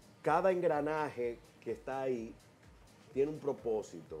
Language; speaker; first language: Spanish; native; Spanish